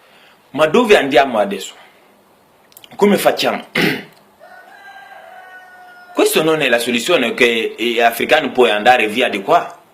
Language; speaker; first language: Italian; non-native, learner; Bambara